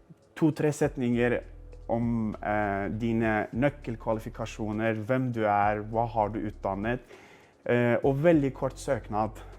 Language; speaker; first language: Norwegian; non-native, fluent; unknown